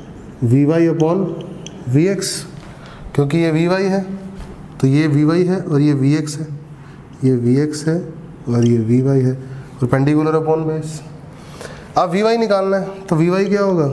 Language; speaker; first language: Hindi; native; Hindi